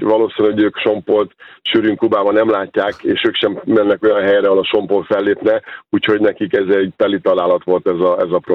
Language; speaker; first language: Hungarian; native; Hungarian